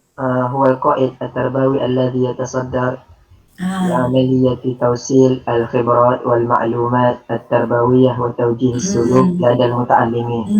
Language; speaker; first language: Arabic; non-native, fluent; Malay